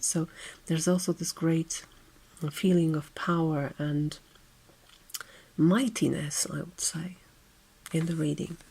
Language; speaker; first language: English; non-native, fluent; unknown